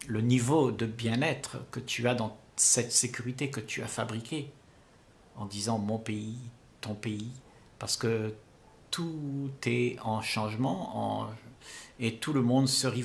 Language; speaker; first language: French; native; French